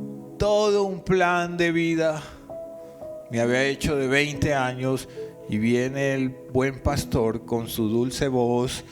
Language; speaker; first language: Spanish; native; Spanish